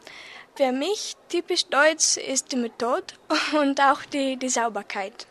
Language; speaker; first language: German; non-native, learner; Greek